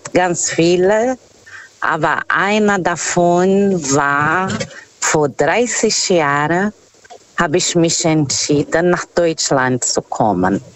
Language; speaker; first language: German; non-native, fluent; Portuguese